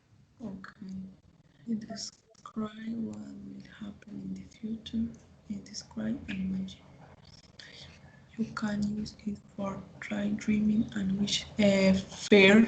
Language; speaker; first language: English; non-native, learner; Spanish